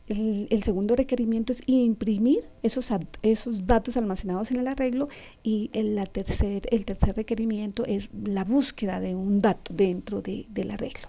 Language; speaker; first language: Spanish; native; Spanish